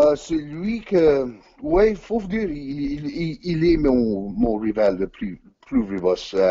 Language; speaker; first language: French; non-native, local second language; English